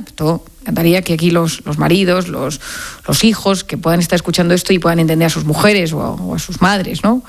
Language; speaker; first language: Spanish; native; Spanish